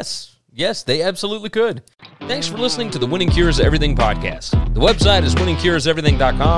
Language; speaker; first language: English; native; English